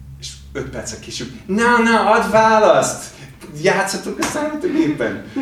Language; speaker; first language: Hungarian; non-native, fluent; English